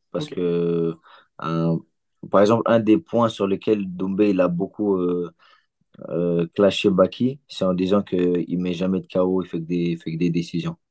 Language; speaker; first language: French; early bilingual, other home language; Chechen